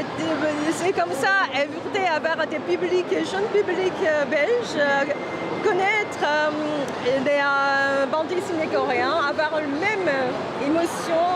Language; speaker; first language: French; non-native, fluent; Korean